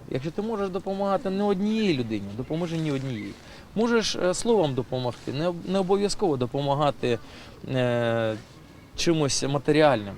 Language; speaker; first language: Ukrainian; non-native, local second language; Russian